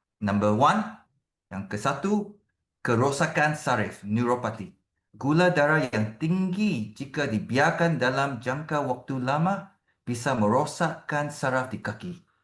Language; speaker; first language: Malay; non-native, local second language; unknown